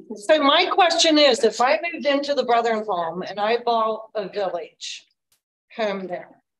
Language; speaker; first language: English; native; English